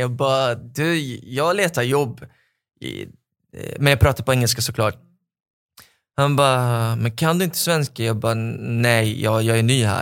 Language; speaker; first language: Swedish; non-native, fluent; Arabic